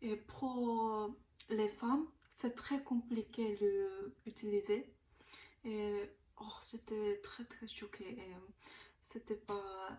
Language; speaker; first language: French; non-native, learner; Korean